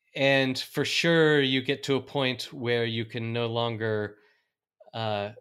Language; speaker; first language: English; native; English